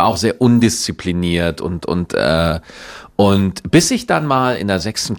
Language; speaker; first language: German; native; German